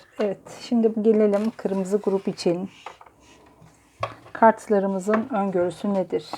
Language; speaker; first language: Turkish; native; Turkish